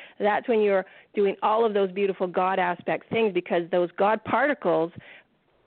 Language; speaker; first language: English; native; English